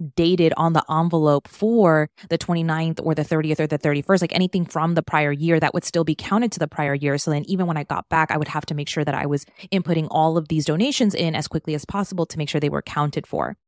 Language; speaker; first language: English; native; English